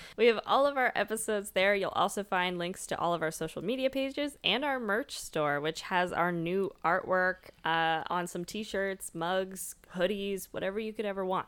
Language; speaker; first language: English; native; English